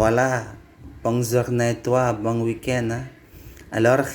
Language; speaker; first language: French; non-native, learner; Indonesian